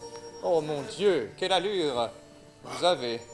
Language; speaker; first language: French; native; French